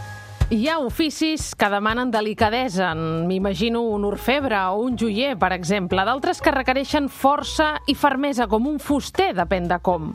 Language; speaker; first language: Catalan; native; Catalan